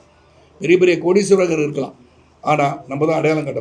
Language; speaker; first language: Tamil; native; Tamil